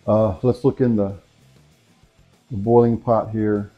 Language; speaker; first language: English; native; English